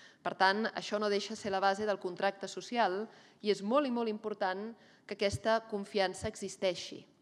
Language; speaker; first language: Catalan; native; Catalan